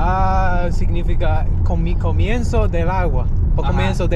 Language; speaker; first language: Spanish; non-native, learner; English